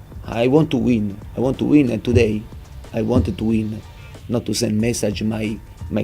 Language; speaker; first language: English; non-native, fluent; Italian